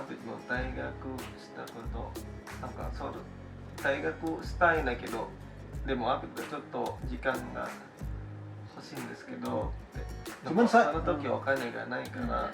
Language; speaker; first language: Japanese; non-native, fluent; Indonesian